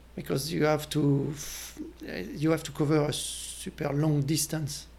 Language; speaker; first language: English; non-native, fluent; French